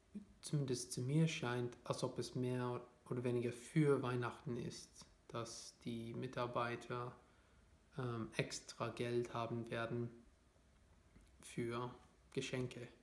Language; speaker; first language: German; non-native, fluent; English